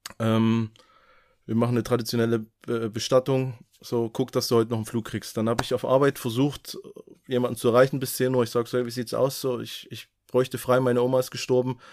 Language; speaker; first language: German; native; German